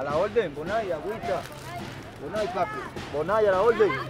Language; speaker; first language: Spanish; native; Spanish